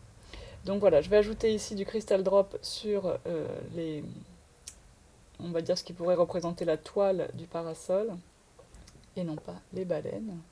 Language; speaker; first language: French; native; French